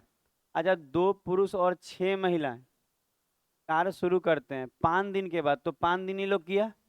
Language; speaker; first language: Hindi; native; Hindi